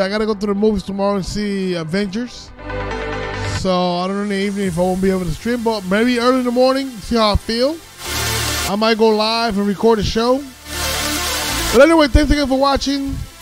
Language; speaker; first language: English; native; English